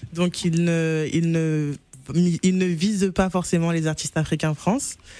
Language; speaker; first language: French; native; French